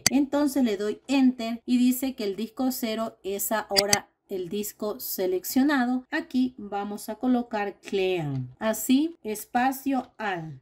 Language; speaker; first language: Spanish; native; Spanish